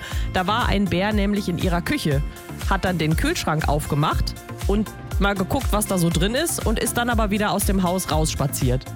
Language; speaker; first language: German; native; German